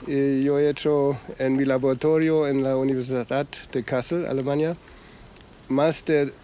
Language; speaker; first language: Spanish; non-native, fluent; German